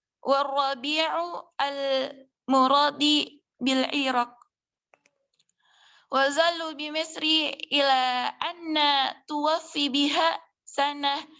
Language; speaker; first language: Arabic; non-native, learner; Indonesian